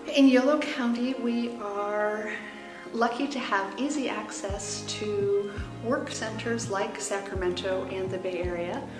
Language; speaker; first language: English; native; English